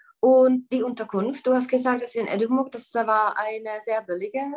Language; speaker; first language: German; non-native, fluent; Czech